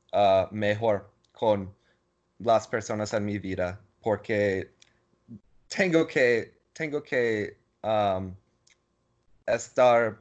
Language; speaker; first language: Spanish; non-native, learner; English